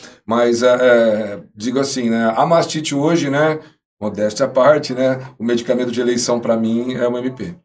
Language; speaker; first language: Portuguese; native; Portuguese